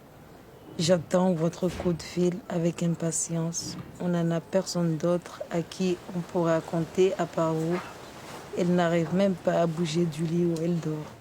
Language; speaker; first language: French; non-native, local second language; Comorian